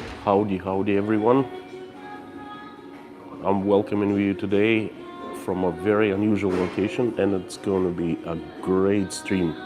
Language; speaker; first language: English; non-native, fluent; Russian